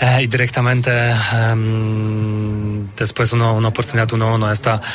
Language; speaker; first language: Spanish; non-native, learner; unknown